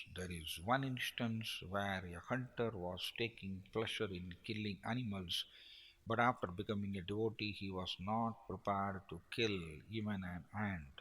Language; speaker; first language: English; non-native, local second language; Tamil